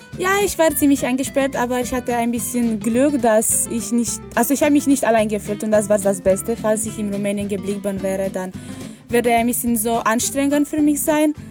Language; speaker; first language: German; non-native, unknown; Romanian